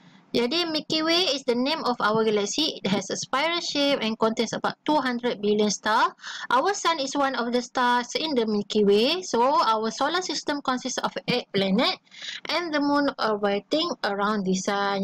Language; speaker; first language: English; non-native, local second language; Malay